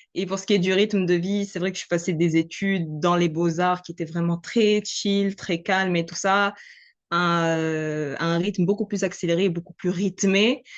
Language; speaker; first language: French; non-native, local second language; Arabic